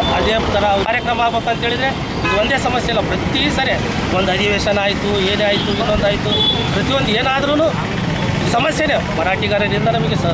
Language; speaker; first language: Kannada; native; Kannada